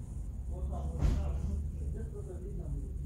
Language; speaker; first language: Russian; non-native, fluent; Tajik